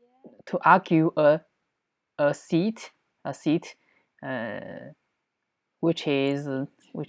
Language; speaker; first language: English; non-native, learner; Chinese